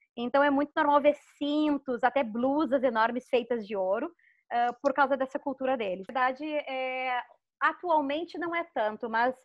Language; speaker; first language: Portuguese; native; Portuguese